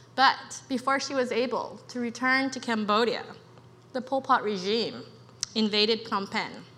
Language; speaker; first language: English; early bilingual, other home language; Khmer